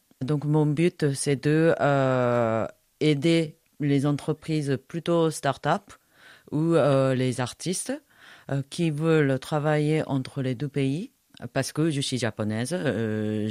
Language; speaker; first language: French; non-native, fluent; Japanese